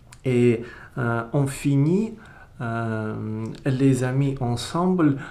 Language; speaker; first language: French; non-native, learner; Russian